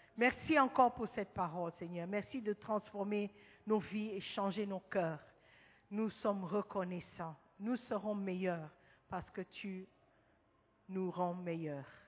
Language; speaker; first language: French; non-native, fluent; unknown